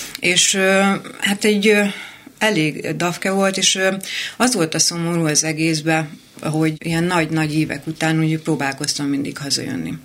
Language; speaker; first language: Hungarian; native; Hungarian